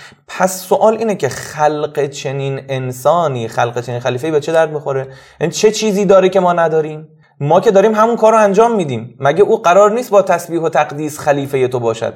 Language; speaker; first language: Persian; native; Persian